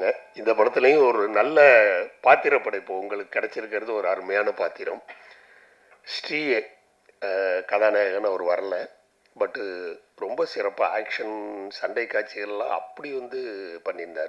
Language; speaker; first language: Tamil; native; Tamil